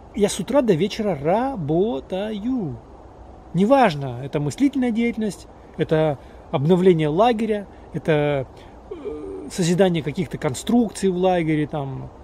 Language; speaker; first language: Russian; native; Russian